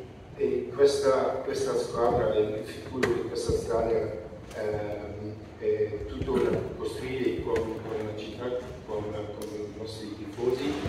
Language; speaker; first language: Italian; non-native, learner; Dutch